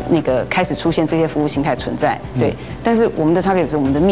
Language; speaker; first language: Chinese; native; Chinese